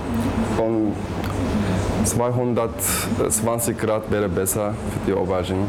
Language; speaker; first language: German; non-native, learner; Turkish